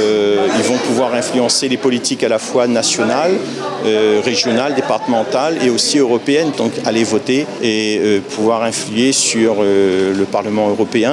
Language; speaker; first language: French; native; French